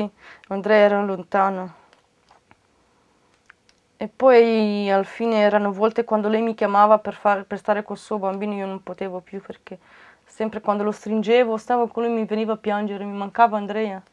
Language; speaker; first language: Italian; non-native, fluent; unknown